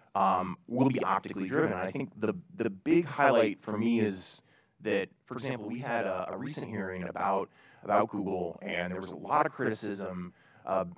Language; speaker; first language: English; native; English